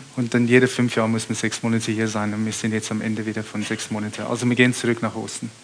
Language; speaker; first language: German; early bilingual, heritage; German